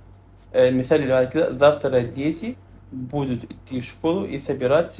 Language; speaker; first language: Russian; non-native, fluent; Arabic